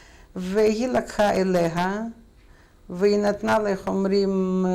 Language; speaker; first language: Hebrew; non-native, fluent; Russian